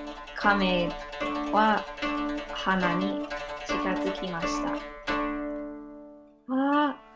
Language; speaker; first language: Japanese; non-native, learner; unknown